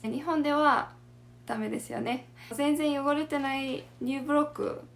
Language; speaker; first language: Japanese; non-native, fluent; English